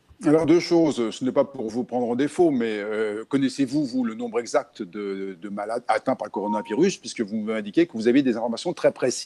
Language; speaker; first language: French; native; French